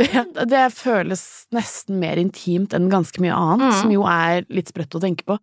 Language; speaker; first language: Norwegian; native; Norwegian